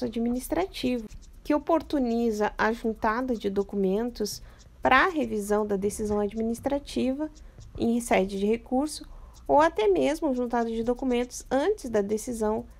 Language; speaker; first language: Portuguese; native; Portuguese